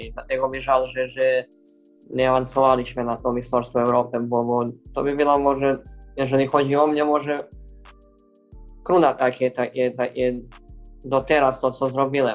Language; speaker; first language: Polish; non-native, learner; Serbian